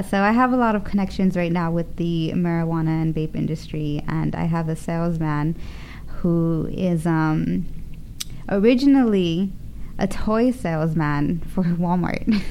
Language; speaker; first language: English; early bilingual, other home language; Spanish